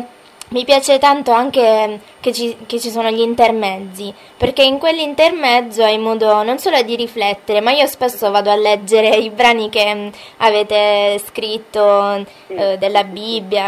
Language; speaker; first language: Italian; native; Italian